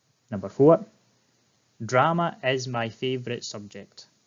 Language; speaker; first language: English; native; English